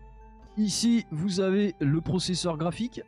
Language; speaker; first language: French; native; French